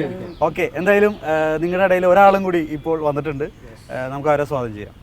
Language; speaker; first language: Malayalam; native; Malayalam